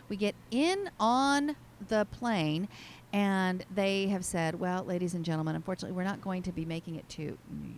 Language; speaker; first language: English; native; English